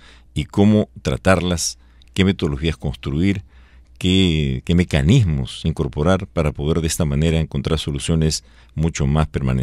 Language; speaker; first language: Spanish; native; Spanish